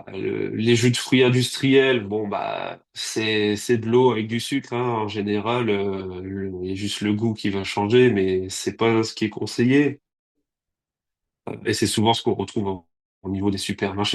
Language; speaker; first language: French; native; French